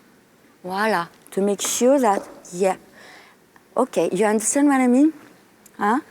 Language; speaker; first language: English; non-native, fluent; French